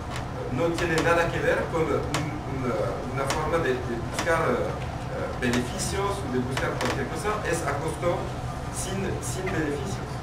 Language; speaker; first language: Spanish; non-native, fluent; French